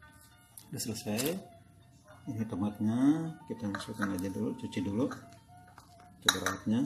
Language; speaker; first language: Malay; non-native, local second language; Sundanese